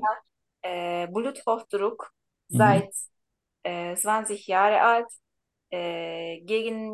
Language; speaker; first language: German; non-native, learner; Turkish